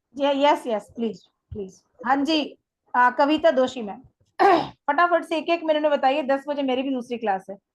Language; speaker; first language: Hindi; native; Hindi